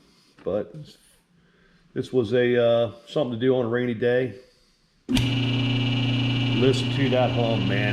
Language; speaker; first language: English; native; English